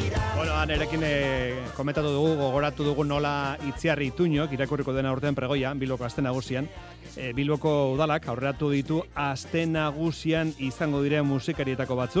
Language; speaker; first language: Basque; native; Basque